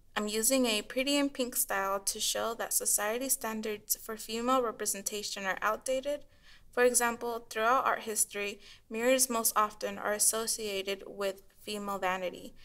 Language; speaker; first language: English; native; English